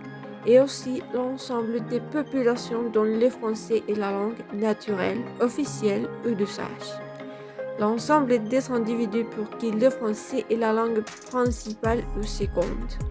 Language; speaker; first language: French; non-native, fluent; Spanish